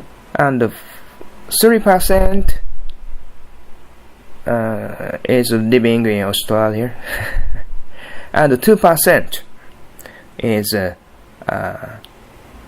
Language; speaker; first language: English; non-native, learner; Japanese